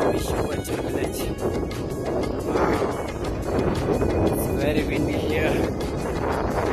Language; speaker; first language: English; non-native, local second language; Ladakhi